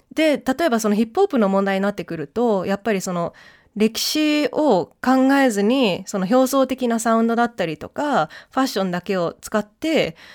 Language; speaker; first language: Japanese; early bilingual, heritage; Japanese